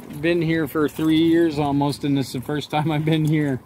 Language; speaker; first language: English; native; English